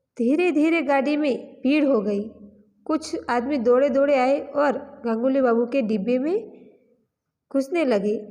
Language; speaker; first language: Hindi; non-native, local second language; Gujarati